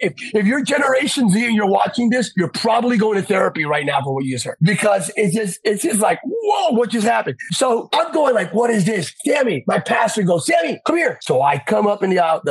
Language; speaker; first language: English; native; English